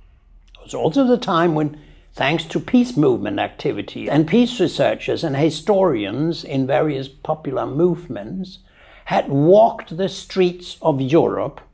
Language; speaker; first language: English; non-native, fluent; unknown